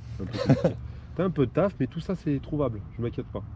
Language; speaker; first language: French; native; French